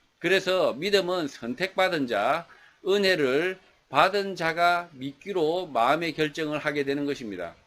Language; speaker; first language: Korean; native; Korean